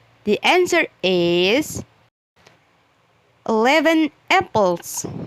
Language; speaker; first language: English; non-native, learner; Indonesian